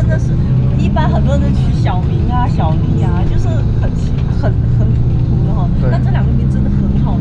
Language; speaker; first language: Chinese; native; Chinese